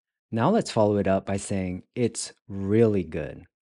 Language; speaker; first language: English; native; English